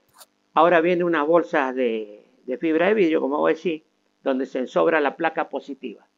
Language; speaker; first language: Spanish; native; Spanish